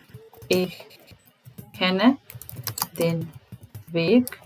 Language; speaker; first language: German; non-native, fluent; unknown